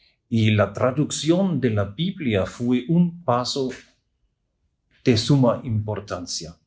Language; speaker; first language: Spanish; non-native, fluent; German